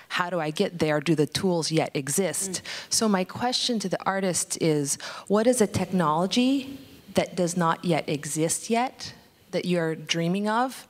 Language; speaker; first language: English; native; English